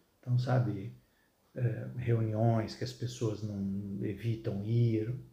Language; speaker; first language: Portuguese; early bilingual, other home language; Arabic